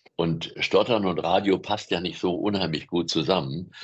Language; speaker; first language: German; native; German